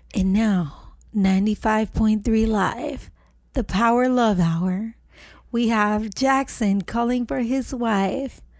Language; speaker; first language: English; early bilingual, other home language; Spanish